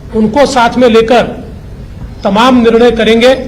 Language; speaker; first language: Hindi; non-native, local second language; Marathi